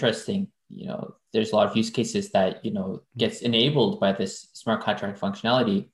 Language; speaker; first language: English; non-native, fluent; French